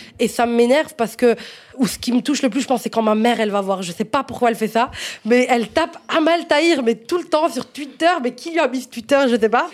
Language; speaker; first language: French; non-native, fluent; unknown